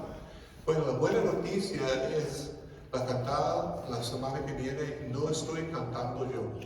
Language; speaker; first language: Spanish; non-native, fluent; English